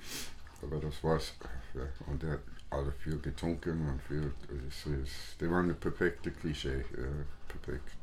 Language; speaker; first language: German; non-native, fluent; English